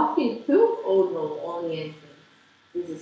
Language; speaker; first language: English; non-native, learner; Portuguese